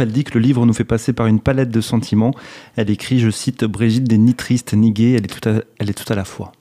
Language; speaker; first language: French; native; French